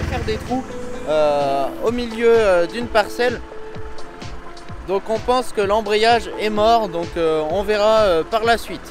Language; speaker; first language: French; native; French